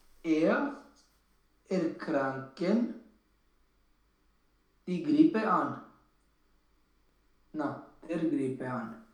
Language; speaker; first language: German; non-native, learner; Romanian